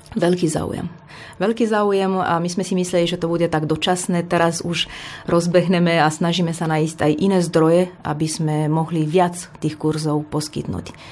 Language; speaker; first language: Slovak; non-native, fluent; Romanian